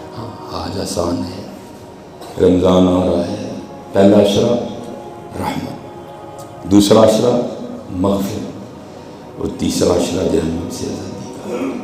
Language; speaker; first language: Urdu; non-native, local second language; Punjabi